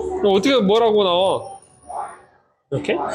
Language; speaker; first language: Korean; native; Korean